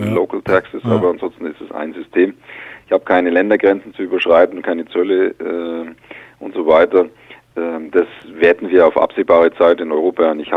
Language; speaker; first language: German; native; German